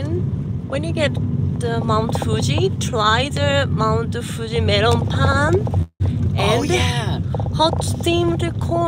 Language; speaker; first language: English; non-native, learner; Japanese